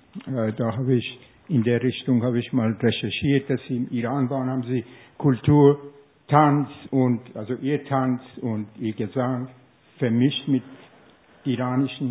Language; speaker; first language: German; non-native, fluent; Persian